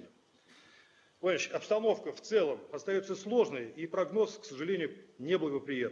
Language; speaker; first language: Russian; native; Russian